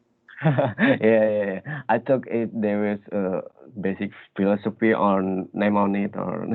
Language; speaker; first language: English; non-native, learner; Indonesian